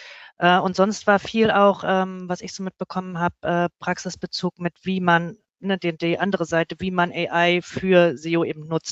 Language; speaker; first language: German; native; German